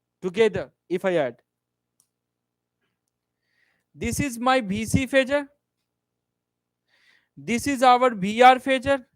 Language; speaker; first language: English; non-native, local second language; Hindi